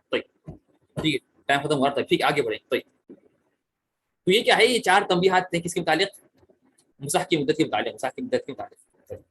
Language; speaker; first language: Urdu; native; Urdu